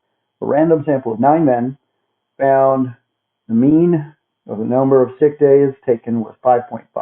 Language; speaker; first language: English; native; English